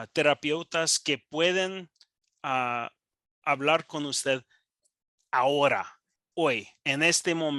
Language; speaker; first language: Spanish; non-native, learner; English